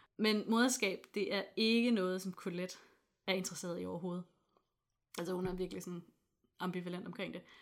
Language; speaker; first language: Danish; native; Danish